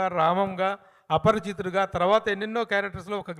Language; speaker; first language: Telugu; native; Telugu